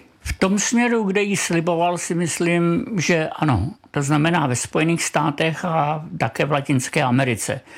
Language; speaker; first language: Czech; native; Czech